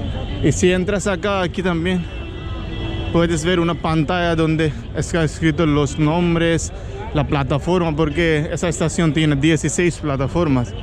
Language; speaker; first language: Spanish; non-native, learner; Hindi